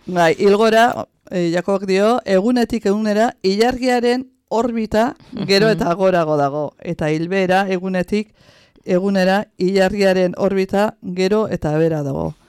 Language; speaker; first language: Basque; native; Basque